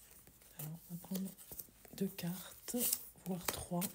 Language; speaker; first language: French; native; French